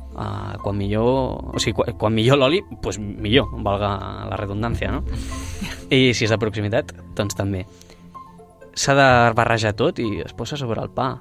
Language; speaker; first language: Catalan; native; Catalan